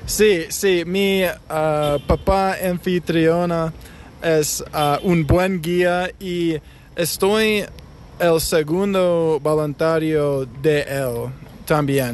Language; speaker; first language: Spanish; non-native, learner; English